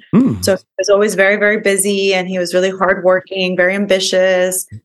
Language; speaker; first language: English; early bilingual, other home language; Spanish